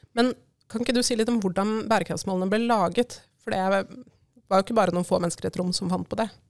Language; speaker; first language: Norwegian; native; Norwegian